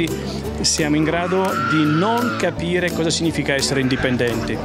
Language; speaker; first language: Italian; native; Italian